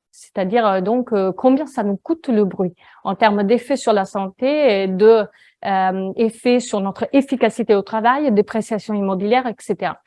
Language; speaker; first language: French; non-native, fluent; Italian